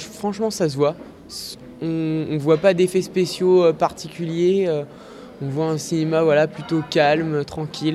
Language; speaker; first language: French; native; French